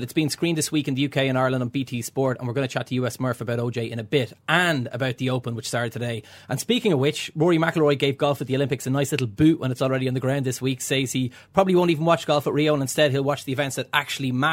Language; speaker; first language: English; native; English